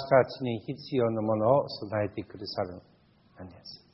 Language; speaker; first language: Japanese; non-native, fluent; English